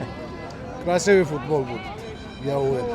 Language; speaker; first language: Russian; non-native, fluent; Georgian